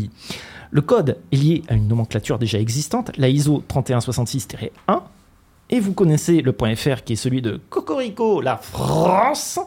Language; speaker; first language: French; native; French